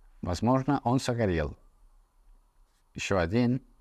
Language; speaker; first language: Russian; non-native, fluent; Spanish